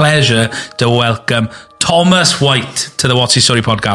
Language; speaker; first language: English; native; English